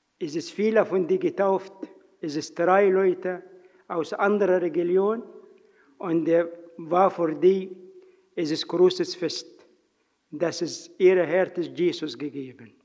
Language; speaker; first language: German; non-native, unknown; Arabic